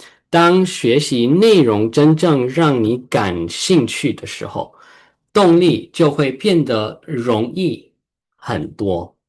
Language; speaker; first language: Chinese; early bilingual, heritage; Chinese